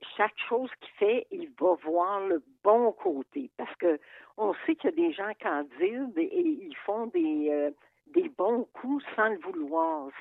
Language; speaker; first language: French; native; French